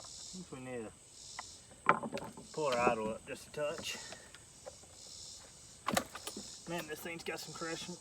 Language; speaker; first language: English; native; English